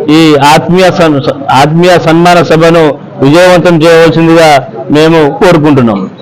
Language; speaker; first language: Telugu; non-native, local second language; Lambadi